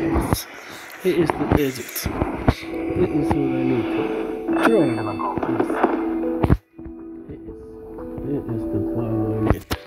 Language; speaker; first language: English; non-native, learner; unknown